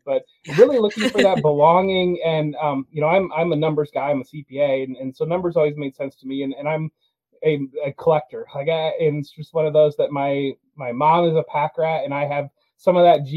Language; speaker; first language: English; native; English